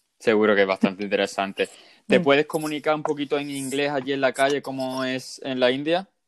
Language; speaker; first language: Spanish; native; Spanish